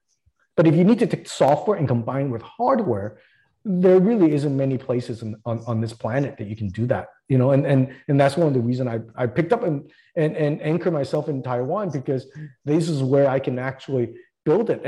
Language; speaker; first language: English; non-native, local second language; Cantonese